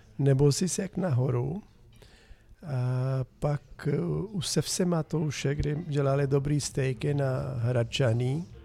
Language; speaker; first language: Czech; non-native, fluent; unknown